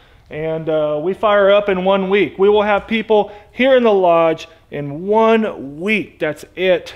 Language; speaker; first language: English; native; English